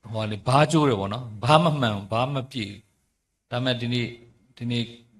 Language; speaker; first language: Burmese; non-native, local second language; S'gaw Karen